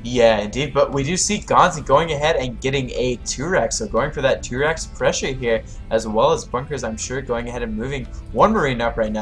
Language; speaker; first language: English; native; English